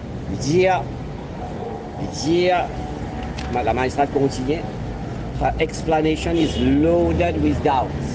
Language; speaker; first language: English; non-native, local second language; Morisyen